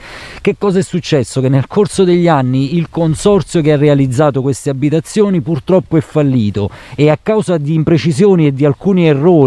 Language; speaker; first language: Italian; native; Italian